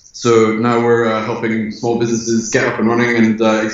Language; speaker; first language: English; native; English